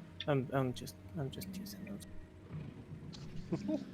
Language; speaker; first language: English; native; English